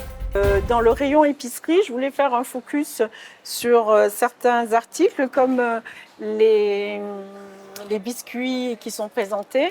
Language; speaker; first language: French; native; French